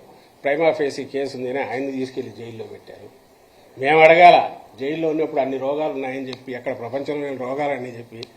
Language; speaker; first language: Telugu; native; Telugu